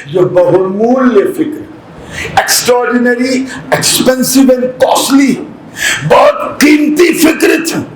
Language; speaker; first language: Urdu; native; Urdu